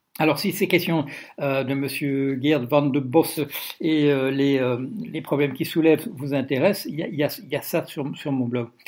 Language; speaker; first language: French; non-native, fluent; Dutch